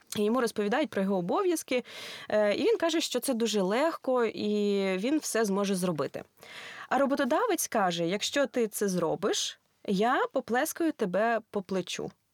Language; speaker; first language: Ukrainian; non-native, local second language; Russian